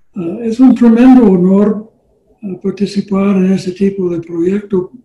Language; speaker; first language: Spanish; non-native, learner; English